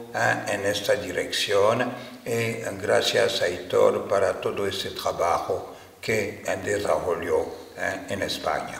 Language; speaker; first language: Spanish; non-native, fluent; French